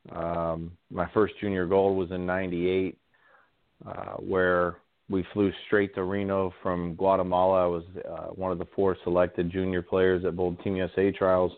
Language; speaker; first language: English; native; English